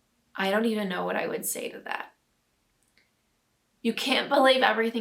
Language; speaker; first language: English; native; English